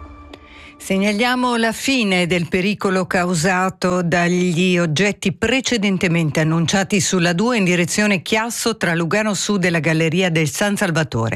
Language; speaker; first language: Italian; native; Italian